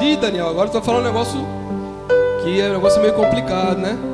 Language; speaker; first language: Portuguese; native; Portuguese